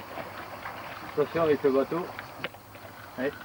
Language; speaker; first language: French; native; French